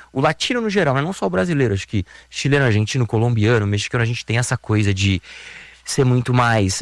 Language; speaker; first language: Portuguese; native; Portuguese